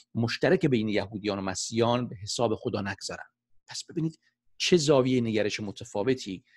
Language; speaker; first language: Persian; native; Persian